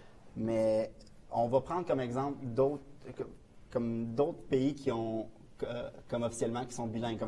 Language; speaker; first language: French; native; French